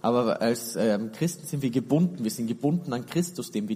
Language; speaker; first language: German; native; German